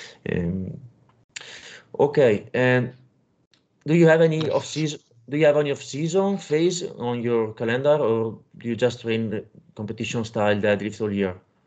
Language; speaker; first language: English; non-native, fluent; Italian